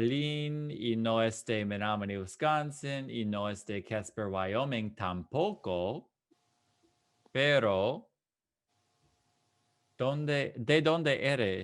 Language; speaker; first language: Spanish; non-native, fluent; English